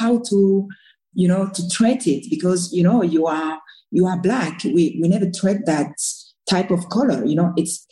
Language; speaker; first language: English; non-native, learner; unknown